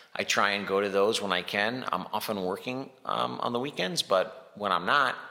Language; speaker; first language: English; native; English